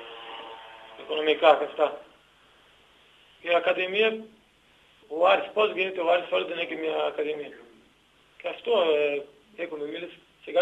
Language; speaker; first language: Greek; non-native, learner; Portuguese